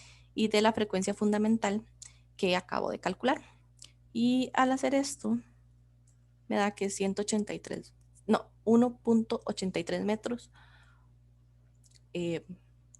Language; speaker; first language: Spanish; native; Spanish